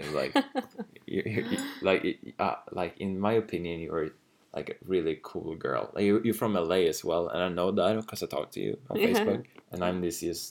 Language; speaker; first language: English; non-native, fluent; Swedish